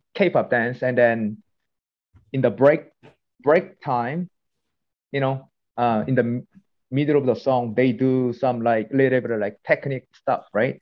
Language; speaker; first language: English; non-native, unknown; Korean